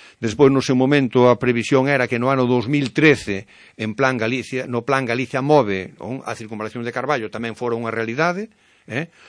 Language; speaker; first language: Galician; native; Galician